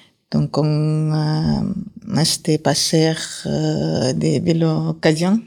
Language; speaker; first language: French; non-native, fluent; Kyrgyz